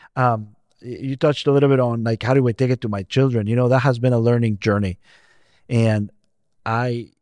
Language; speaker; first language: English; non-native, fluent; Spanish